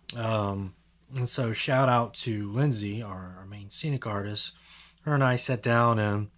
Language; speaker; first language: English; native; English